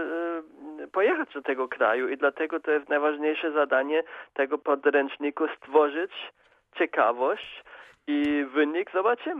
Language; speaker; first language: Polish; non-native, fluent; German